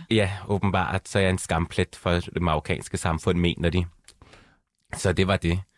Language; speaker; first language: Danish; early bilingual, other home language; Arabic